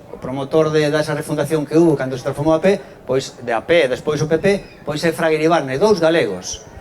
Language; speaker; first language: Galician; non-native, local second language; Spanish